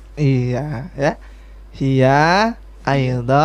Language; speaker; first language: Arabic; non-native, fluent; Indonesian